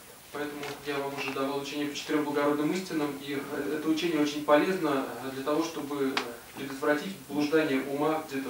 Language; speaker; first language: Russian; native; Russian